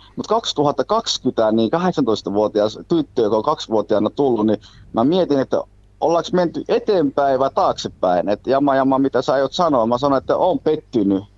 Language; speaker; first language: Finnish; early bilingual, other home language; Somali